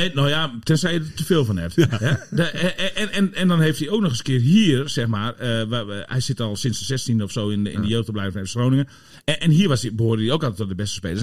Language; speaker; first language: Dutch; native; Dutch